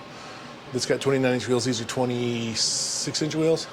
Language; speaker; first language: English; native; English